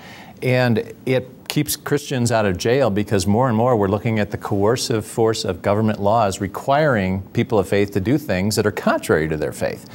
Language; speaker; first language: English; native; English